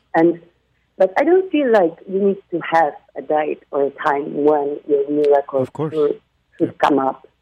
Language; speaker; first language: English; non-native, fluent; Polish